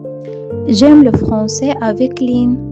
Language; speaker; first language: French; non-native, learner; Arabic